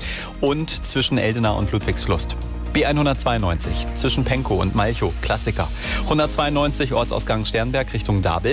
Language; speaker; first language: German; native; German